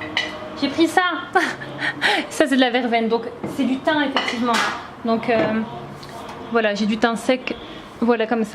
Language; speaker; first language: French; native; French